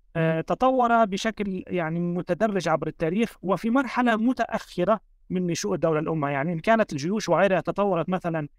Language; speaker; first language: Arabic; native; Arabic